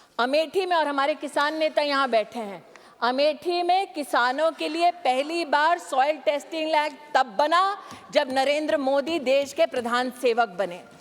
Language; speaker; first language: Hindi; native; Hindi